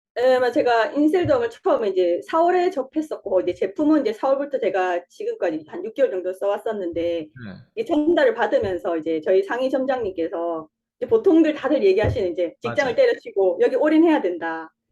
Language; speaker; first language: Korean; native; Korean